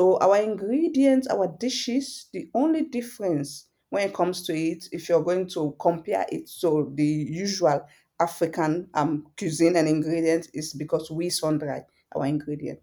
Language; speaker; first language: English; non-native, local second language; Fula